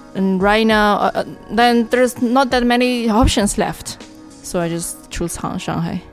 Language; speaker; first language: English; non-native, fluent; Chinese